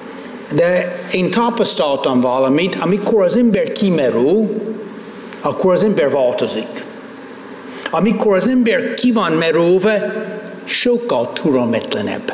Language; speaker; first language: Hungarian; non-native, fluent; English